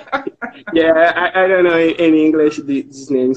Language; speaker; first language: English; non-native, learner; Portuguese